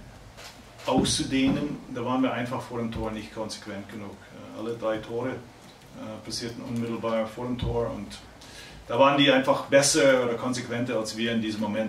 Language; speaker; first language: German; native; German